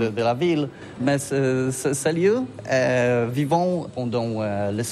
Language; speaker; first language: French; non-native, learner; Polish